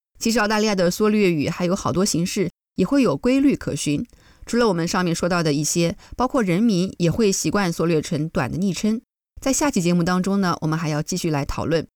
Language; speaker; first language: Chinese; native; Chinese